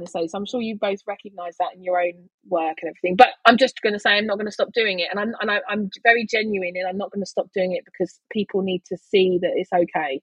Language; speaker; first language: English; native; English